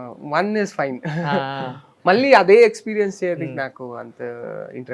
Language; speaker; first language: Telugu; non-native, learner; Kannada